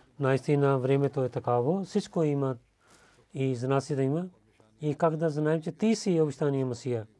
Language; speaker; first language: Bulgarian; non-native, learner; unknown